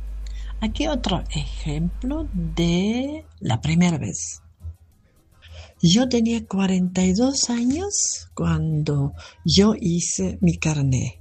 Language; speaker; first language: Spanish; non-native, fluent; German